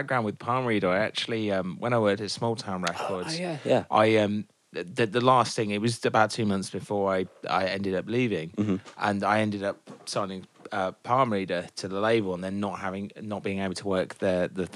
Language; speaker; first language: English; native; English